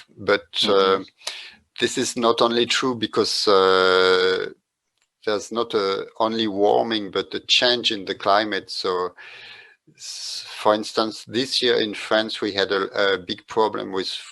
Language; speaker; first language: English; non-native, fluent; French